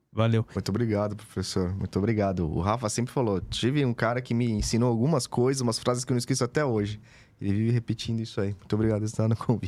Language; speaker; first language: Portuguese; native; Portuguese